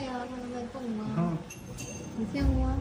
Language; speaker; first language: Chinese; non-native, learner; Vietnamese